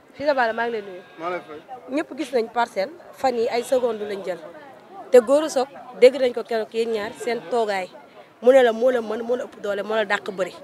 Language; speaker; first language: Wolof; native; Wolof